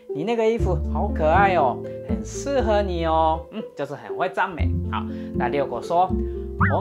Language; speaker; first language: Chinese; non-native, fluent; Japanese